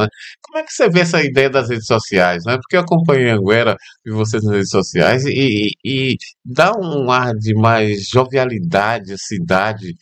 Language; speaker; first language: Portuguese; native; Portuguese